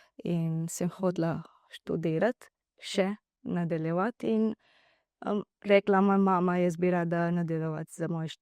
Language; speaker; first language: Slovenian; non-native, learner; Divehi